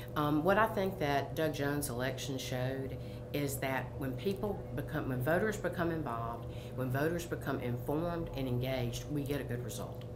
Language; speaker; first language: English; native; English